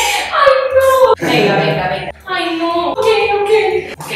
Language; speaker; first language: Spanish; early bilingual, other home language; Portuguese